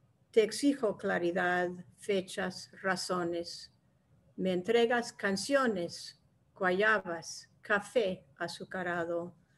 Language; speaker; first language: Spanish; non-native, fluent; English